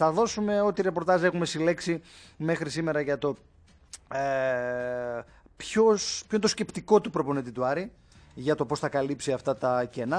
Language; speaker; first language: Greek; native; Greek